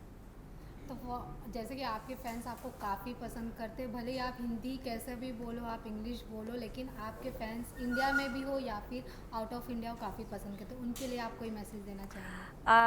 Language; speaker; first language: Hindi; native; Hindi